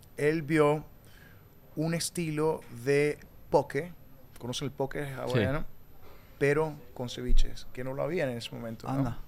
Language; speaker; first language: Spanish; native; Spanish